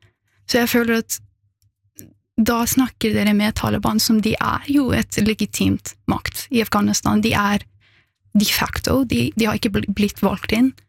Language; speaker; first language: Norwegian; early bilingual, other home language; Persian